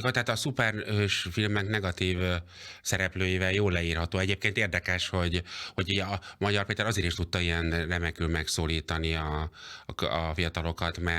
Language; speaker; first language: Hungarian; native; Hungarian